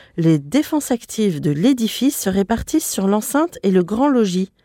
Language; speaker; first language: French; native; French